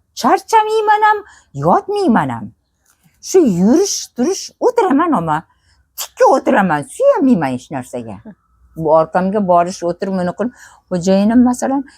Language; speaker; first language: Uzbek; native; Uzbek